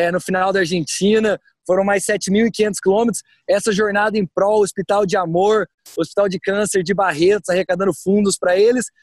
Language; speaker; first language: Portuguese; early bilingual, heritage; Portuguese